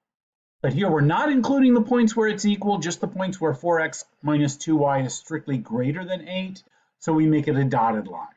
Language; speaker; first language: English; native; English